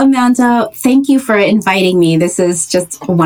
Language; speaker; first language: English; native; English